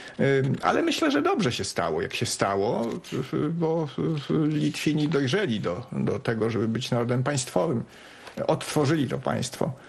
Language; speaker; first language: Polish; native; Polish